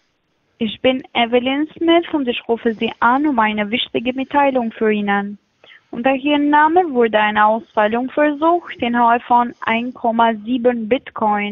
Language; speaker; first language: German; non-native, fluent; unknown